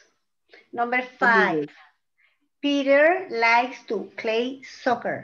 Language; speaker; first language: English; non-native, fluent; Spanish